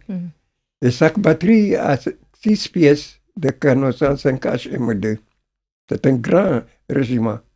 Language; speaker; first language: French; non-native, local second language; Wolof